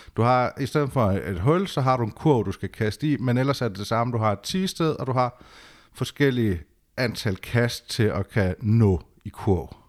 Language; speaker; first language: Danish; native; Danish